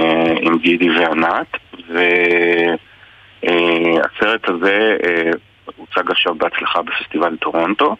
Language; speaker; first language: Hebrew; native; Hebrew